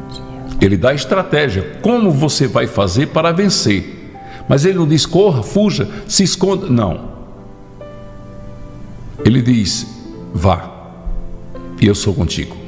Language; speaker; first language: Portuguese; native; Portuguese